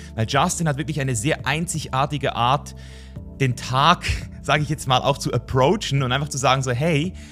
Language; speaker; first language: German; native; German